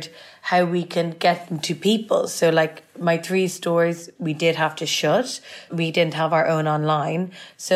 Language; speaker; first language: English; native; English